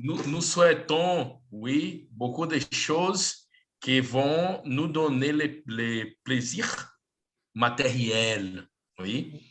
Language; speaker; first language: French; non-native, learner; Portuguese